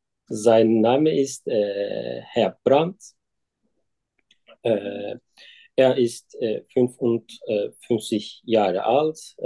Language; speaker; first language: German; non-native, learner; Turkish